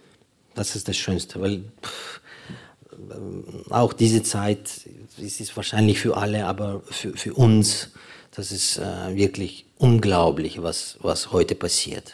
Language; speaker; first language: German; non-native, fluent; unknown